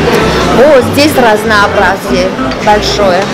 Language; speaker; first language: Russian; non-native, local second language; Armenian